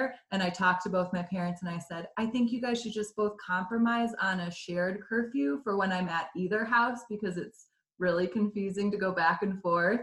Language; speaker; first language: English; native; English